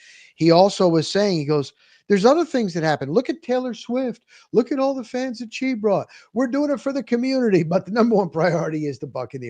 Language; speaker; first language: English; native; English